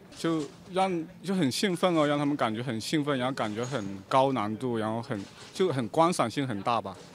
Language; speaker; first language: Chinese; native; Chinese